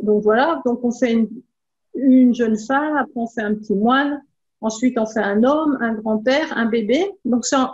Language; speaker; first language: French; native; French